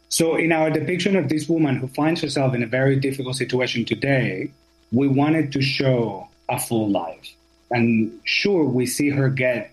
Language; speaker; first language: English; non-native, fluent; Spanish